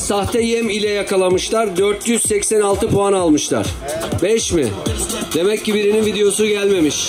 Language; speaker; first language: Turkish; native; Turkish